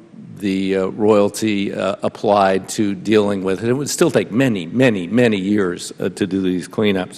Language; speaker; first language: English; native; English